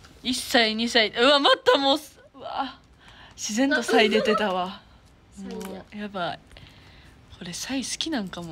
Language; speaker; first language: Japanese; native; Japanese